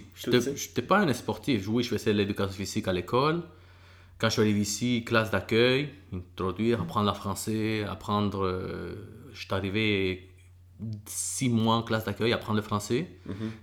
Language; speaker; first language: French; early bilingual, other home language; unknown